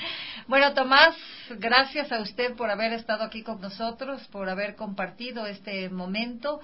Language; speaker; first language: Spanish; native; Spanish